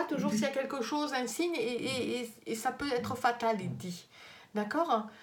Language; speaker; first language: French; native; French